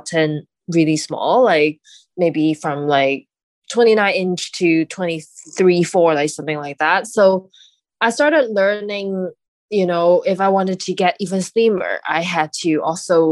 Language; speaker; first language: English; non-native, local second language; Cantonese